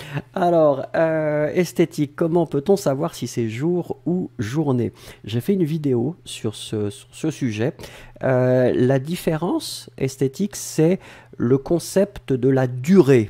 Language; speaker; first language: French; native; French